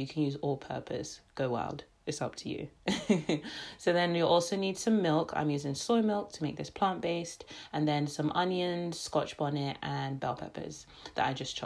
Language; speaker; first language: English; native; English